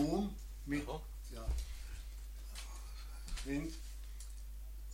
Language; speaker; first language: Norwegian; non-native, learner; German